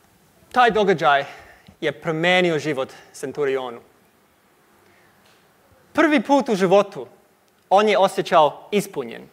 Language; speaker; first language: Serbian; non-native, learner; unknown